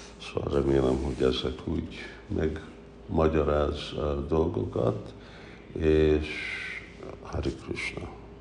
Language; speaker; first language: Hungarian; early bilingual, heritage; Hungarian